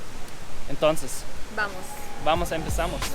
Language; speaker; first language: Spanish; non-native, learner; German